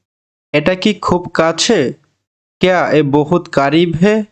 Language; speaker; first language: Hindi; non-native, learner; Bangla